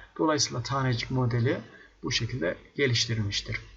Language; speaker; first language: Turkish; native; Turkish